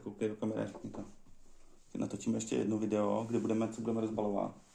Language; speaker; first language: Czech; native; Czech